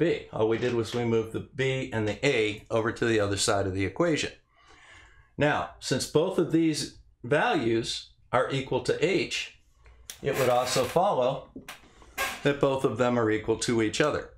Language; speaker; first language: English; native; English